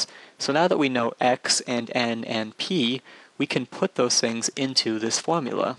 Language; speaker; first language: English; native; English